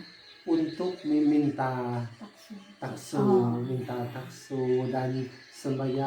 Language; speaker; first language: Indonesian; non-native, learner; Thai